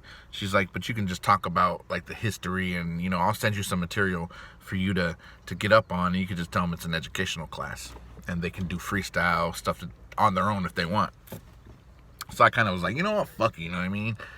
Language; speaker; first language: English; native; English